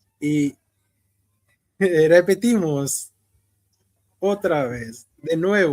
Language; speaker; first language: Spanish; non-native, fluent; Hindi